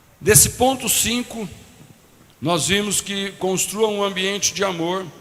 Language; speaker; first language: Portuguese; native; Portuguese